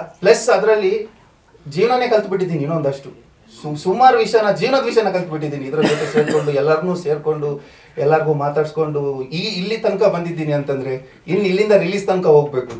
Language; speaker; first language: Kannada; non-native, local second language; Tulu